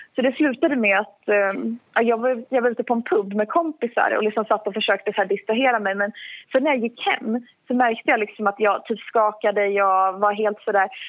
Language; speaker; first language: Swedish; native; Swedish